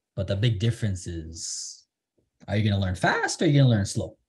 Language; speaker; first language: English; native; English